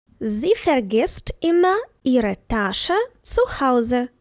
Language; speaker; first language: German; non-native, fluent; Ukrainian